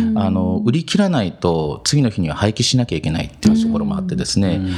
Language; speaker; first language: Japanese; native; Japanese